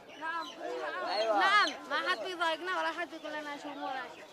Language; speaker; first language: Arabic; native; Arabic